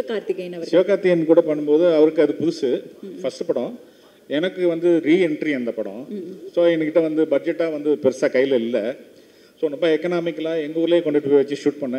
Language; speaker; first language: Tamil; native; Tamil